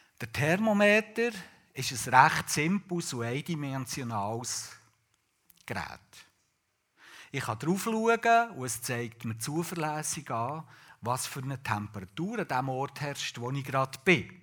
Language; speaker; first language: German; native; German